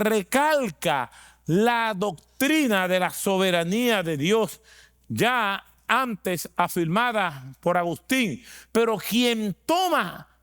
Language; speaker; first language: Spanish; native; Spanish